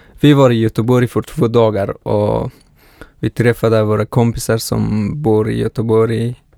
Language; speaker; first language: Swedish; non-native, fluent; Persian